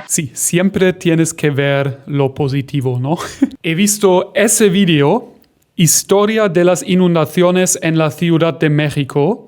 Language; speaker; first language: Spanish; non-native, fluent; German